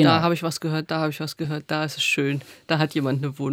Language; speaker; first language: German; native; German